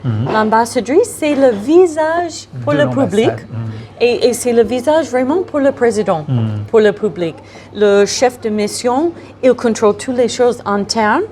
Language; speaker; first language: French; non-native, fluent; English